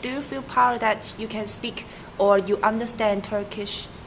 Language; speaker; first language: English; non-native, learner; Cantonese